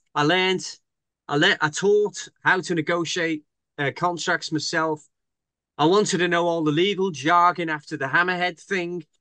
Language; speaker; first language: English; native; English